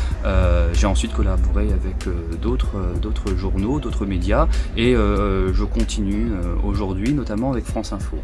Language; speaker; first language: French; native; French